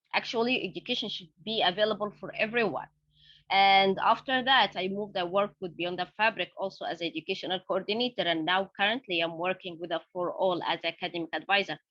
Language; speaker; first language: English; non-native, fluent; Arabic